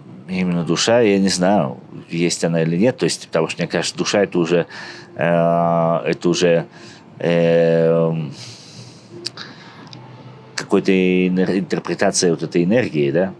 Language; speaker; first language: Russian; native; Russian